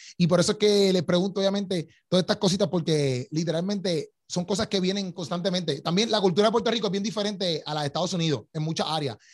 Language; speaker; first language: Spanish; native; Spanish